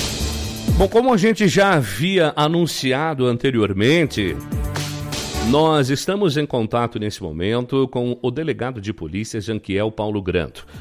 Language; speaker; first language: Portuguese; native; Portuguese